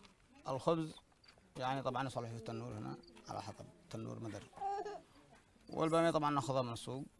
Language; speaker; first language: Arabic; native; Arabic